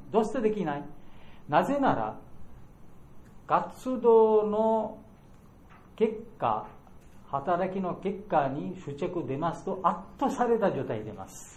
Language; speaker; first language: Japanese; non-native, learner; Bangla